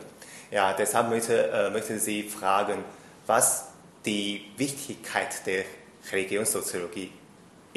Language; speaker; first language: German; non-native, fluent; Chinese